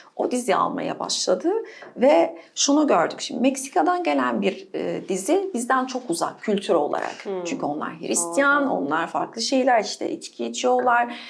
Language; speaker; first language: Turkish; non-native, fluent; French